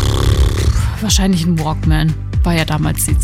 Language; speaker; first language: German; native; German